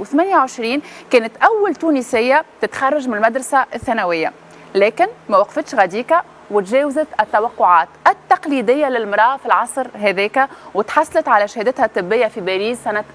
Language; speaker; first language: Arabic; native; Arabic